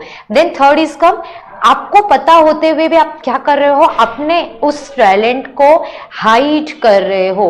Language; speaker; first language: Hindi; native; Hindi